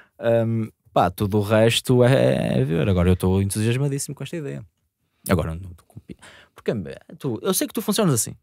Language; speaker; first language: Portuguese; native; Portuguese